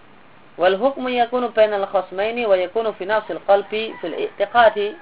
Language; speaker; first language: Arabic; non-native, fluent; Indonesian